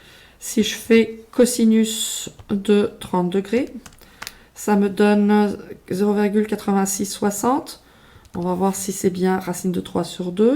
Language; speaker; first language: French; native; French